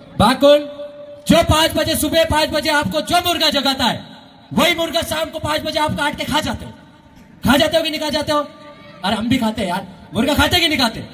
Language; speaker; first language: Hindi; non-native, local second language; Bhili